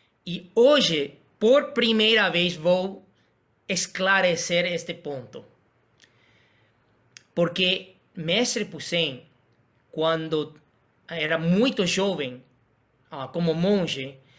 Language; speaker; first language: Portuguese; non-native, fluent; Spanish